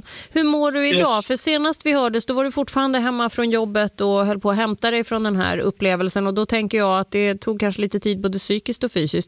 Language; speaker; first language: Swedish; native; Swedish